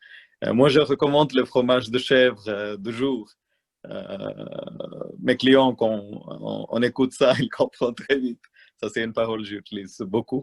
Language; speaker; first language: French; non-native, learner; Malayalam